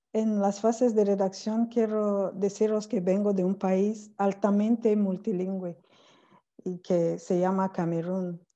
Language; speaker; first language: Spanish; non-native, fluent; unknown